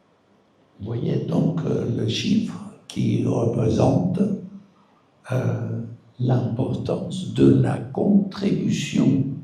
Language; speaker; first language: French; non-native, fluent; Spanish